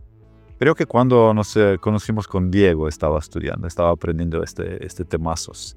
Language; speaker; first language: Spanish; non-native, fluent; Italian